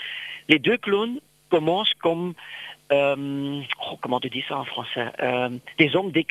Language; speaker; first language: French; non-native, local second language; Dutch